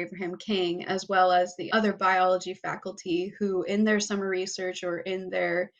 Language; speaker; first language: English; native; English